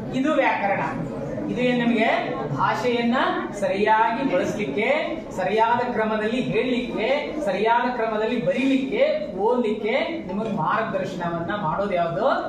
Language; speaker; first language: Kannada; native; Kannada